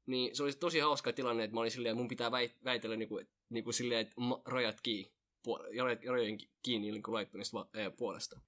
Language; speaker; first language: Finnish; early bilingual, other home language; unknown